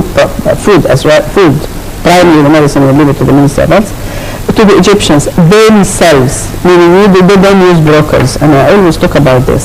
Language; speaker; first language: English; non-native, fluent; Arabic